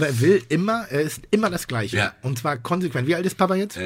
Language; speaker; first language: German; native; German